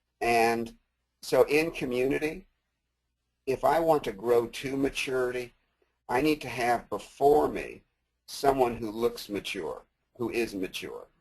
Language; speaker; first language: English; native; English